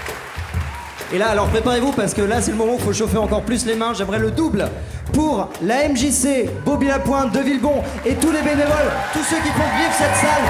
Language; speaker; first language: French; native; French